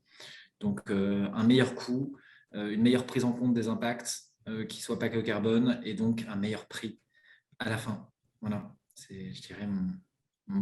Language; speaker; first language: French; native; French